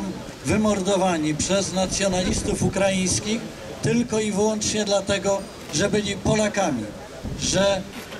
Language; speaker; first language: Polish; native; Polish